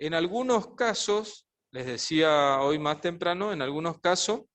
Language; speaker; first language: Spanish; native; Spanish